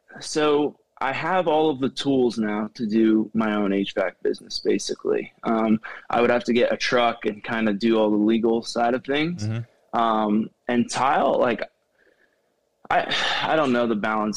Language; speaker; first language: English; native; English